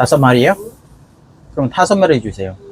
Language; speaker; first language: Korean; non-native, learner; Khmer